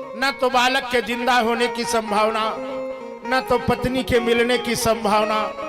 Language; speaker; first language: Hindi; native; Hindi